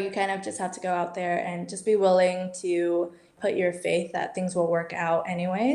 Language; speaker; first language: English; native; English